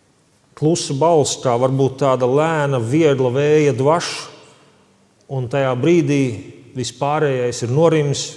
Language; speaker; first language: Latvian; native; Latvian